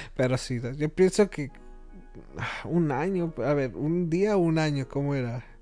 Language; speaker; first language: Spanish; early bilingual, other home language; English